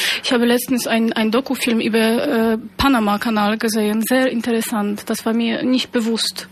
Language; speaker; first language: German; non-native, fluent; Polish